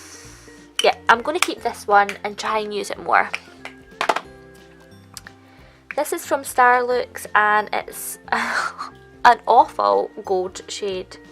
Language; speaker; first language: English; native; English